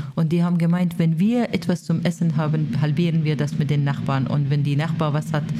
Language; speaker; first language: German; non-native, fluent; Persian